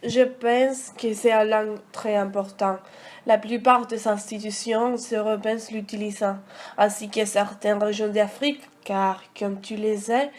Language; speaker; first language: French; non-native, learner; Spanish